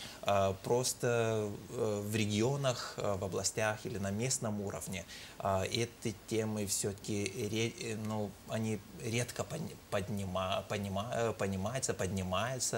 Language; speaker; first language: Russian; non-native, fluent; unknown